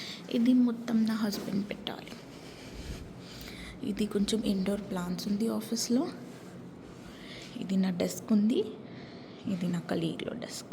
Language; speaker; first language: Telugu; non-native, learner; Marathi